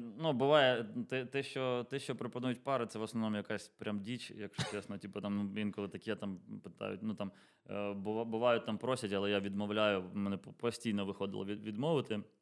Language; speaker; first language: Ukrainian; native; Ukrainian